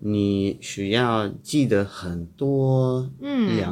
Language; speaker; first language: Chinese; non-native, fluent; English